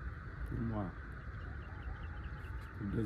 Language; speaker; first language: French; non-native, local second language; Wolof